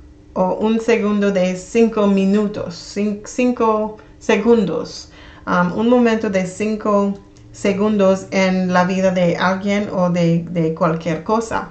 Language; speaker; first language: Spanish; non-native, learner; English